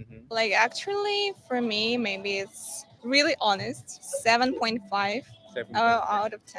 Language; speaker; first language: English; non-native, learner; Ukrainian